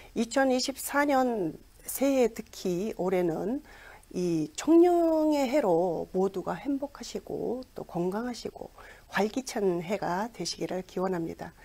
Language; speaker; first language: Korean; non-native, fluent; Mongolian